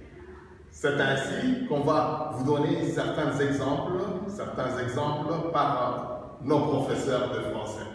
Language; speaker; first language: French; non-native, learner; Spanish